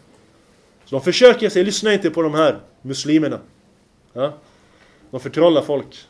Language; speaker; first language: Swedish; non-native, fluent; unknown